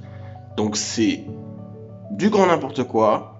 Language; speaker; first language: French; native; French